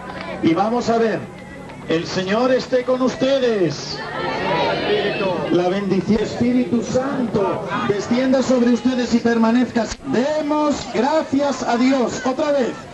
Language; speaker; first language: Spanish; native; Spanish